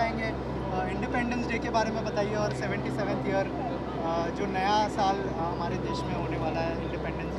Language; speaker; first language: Hindi; native; Hindi